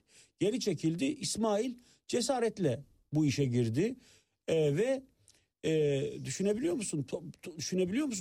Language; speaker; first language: Turkish; native; Turkish